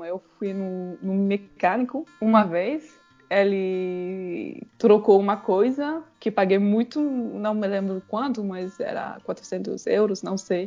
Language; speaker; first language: Portuguese; non-native, fluent; French